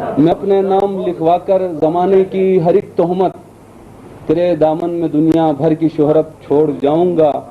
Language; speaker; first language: Urdu; non-native, local second language; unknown